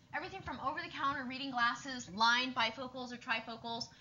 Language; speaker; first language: English; native; English